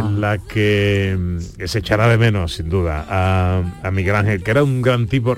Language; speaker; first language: Spanish; native; Spanish